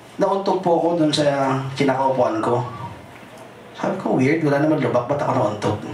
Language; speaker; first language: Filipino; non-native, local second language; Cebuano